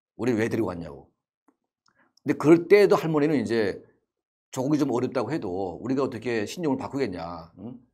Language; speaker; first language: Korean; native; Korean